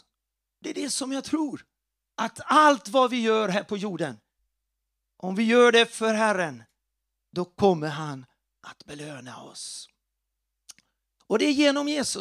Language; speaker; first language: Swedish; non-native, fluent; Portuguese